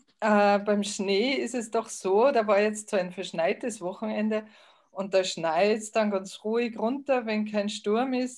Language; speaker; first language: German; native; German